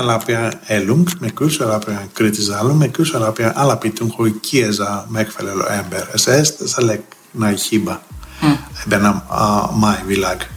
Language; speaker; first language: Hungarian; non-native, learner; Greek